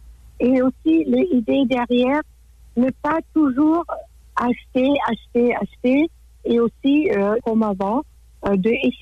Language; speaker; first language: French; non-native, fluent; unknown